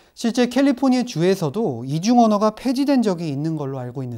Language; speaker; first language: Korean; native; Korean